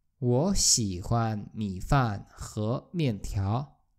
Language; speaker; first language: Chinese; non-native, fluent; Polish